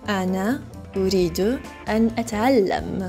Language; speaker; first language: Arabic; non-native, learner; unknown